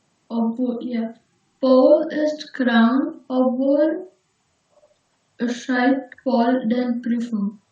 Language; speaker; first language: German; non-native, learner; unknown